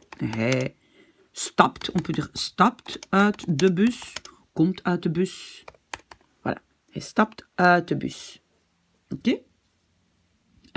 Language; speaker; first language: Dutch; non-native, fluent; French